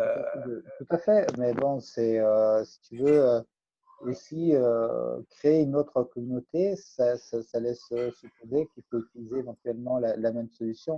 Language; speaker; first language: French; native; French